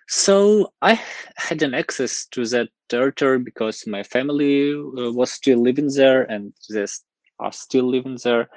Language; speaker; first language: English; non-native, fluent; Ukrainian